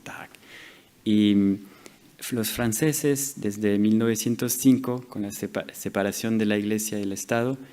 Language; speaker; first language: Spanish; non-native, fluent; French